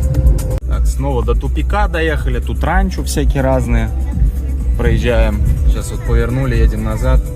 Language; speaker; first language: Russian; native; Russian